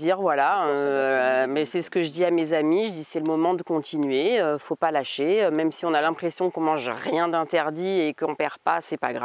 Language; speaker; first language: French; native; French